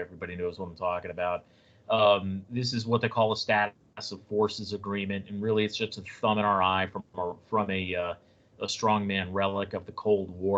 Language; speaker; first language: English; native; English